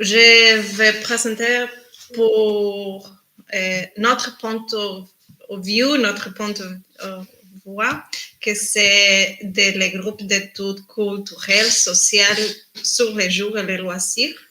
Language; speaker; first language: French; non-native, learner; Spanish